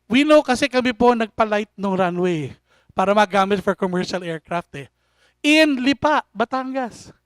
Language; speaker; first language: Filipino; native; Filipino